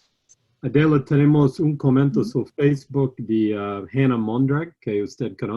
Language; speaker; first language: Spanish; non-native, learner; English